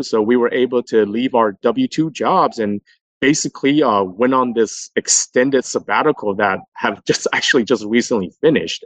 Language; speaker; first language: English; native; English